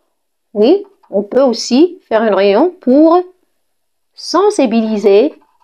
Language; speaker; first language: French; non-native, local second language; Arabic